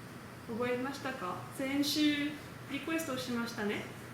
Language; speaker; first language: Japanese; non-native, learner; French